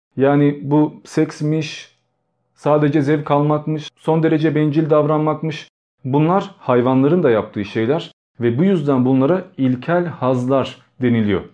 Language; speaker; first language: Turkish; early bilingual, other home language; Albanian